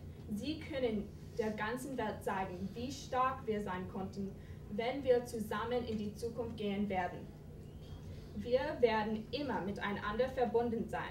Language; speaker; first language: German; non-native, fluent; English